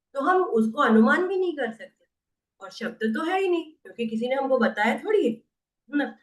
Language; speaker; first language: Hindi; non-native, local second language; Marathi